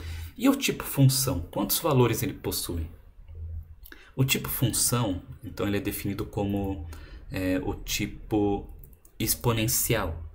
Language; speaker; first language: Portuguese; native; Portuguese